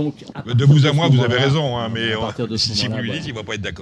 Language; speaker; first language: French; native; French